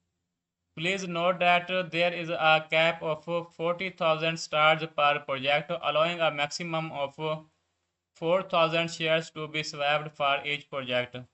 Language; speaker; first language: English; non-native, learner; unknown